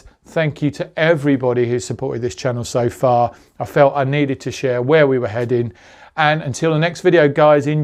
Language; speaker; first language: English; native; English